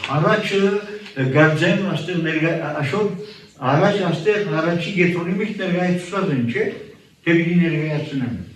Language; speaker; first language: Armenian; early bilingual, heritage; Armenian